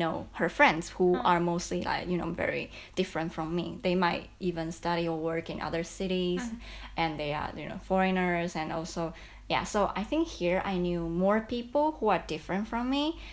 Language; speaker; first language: English; non-native, fluent; Chinese